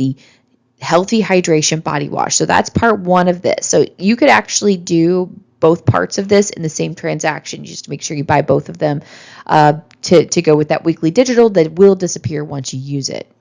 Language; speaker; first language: English; native; English